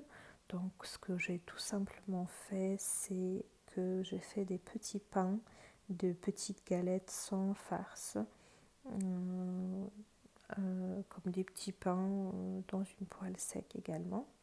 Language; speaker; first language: French; non-native, fluent; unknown